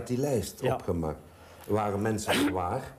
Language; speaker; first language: Dutch; native; Dutch